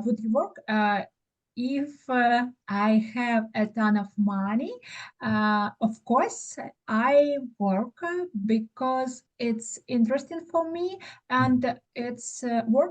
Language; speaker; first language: English; non-native, learner; Ukrainian